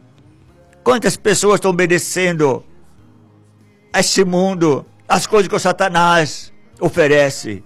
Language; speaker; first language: Portuguese; native; Portuguese